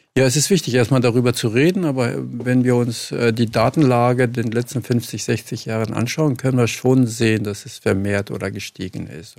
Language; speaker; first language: German; early bilingual, other home language; Kurdish